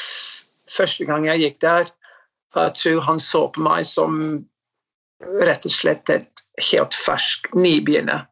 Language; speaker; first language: Norwegian; non-native, fluent; English